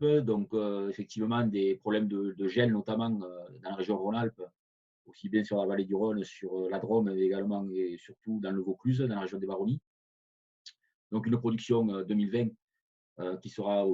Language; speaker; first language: French; native; French